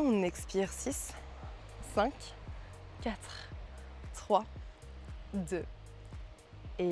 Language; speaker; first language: French; native; French